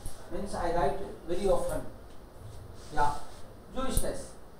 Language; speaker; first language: German; non-native, learner; Hindi